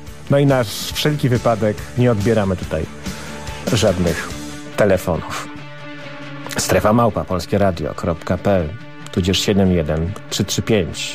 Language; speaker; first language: Polish; native; Polish